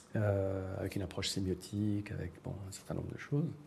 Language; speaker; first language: French; non-native, local second language; Arabic